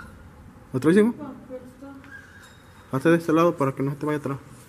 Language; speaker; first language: Spanish; native; Spanish